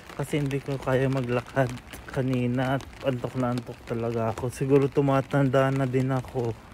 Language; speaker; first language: Filipino; native; Filipino